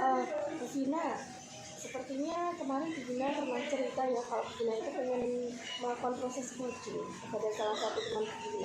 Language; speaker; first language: Indonesian; native; Indonesian